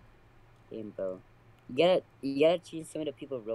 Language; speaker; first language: English; native; English